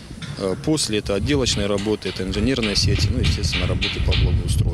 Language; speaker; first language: Russian; native; Russian